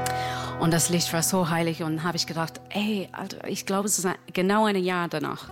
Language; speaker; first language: German; non-native, learner; English